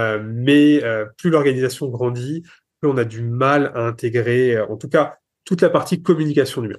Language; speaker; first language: French; native; French